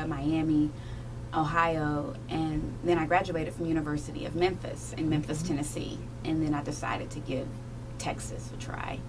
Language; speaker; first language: English; native; English